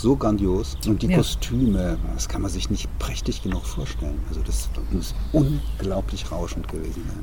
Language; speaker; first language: German; native; German